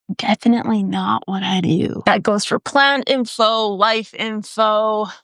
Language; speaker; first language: English; native; English